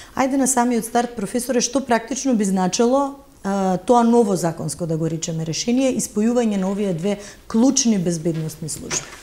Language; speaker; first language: Macedonian; native; Macedonian